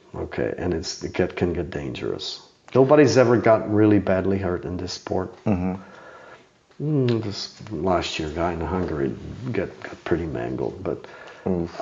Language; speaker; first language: English; non-native, fluent; Czech